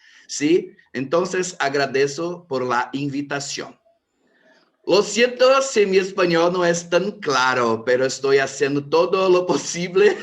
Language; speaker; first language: Spanish; non-native, fluent; Portuguese